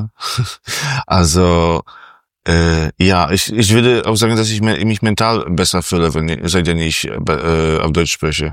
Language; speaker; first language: German; non-native, fluent; Polish